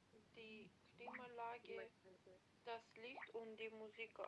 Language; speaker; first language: German; non-native, learner; Macedonian